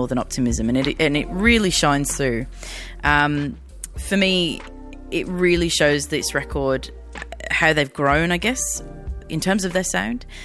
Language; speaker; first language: English; native; English